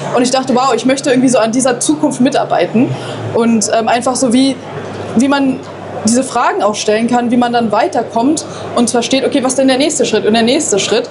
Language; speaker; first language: German; native; German